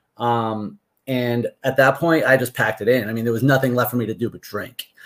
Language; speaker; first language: English; native; English